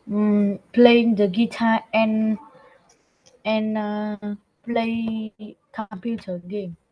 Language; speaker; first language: English; non-native, learner; Vietnamese